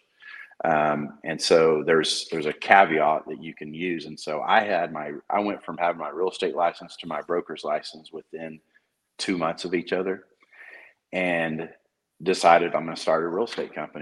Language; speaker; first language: English; native; English